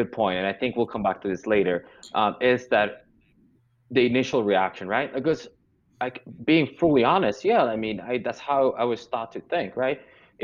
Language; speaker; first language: English; non-native, fluent; Spanish